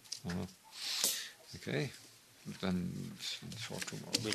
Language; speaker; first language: English; non-native, fluent; Slovak